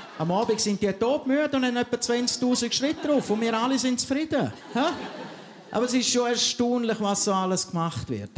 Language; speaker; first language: German; native; German